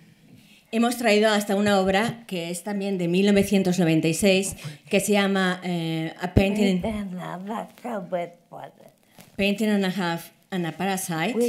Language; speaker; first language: Spanish; native; Spanish